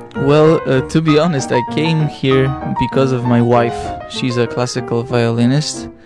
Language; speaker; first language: English; non-native, fluent; Polish